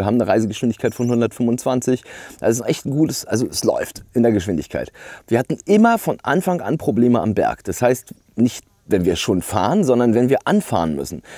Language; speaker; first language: German; native; German